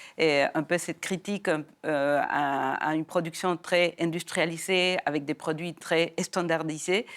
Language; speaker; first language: French; non-native, fluent; Spanish